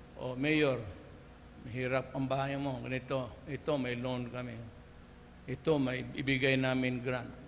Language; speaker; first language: Filipino; non-native, local second language; Cebuano